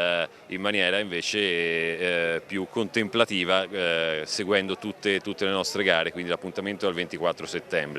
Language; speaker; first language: Italian; native; Italian